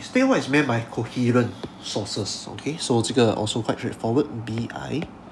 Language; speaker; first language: English; non-native, local second language; Chinese